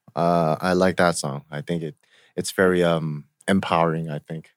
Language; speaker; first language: English; early bilingual, other home language; Korean